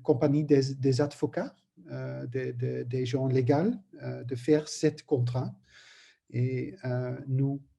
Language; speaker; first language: French; non-native, learner; Dutch